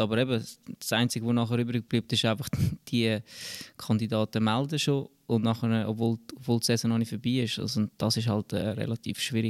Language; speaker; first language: German; native; German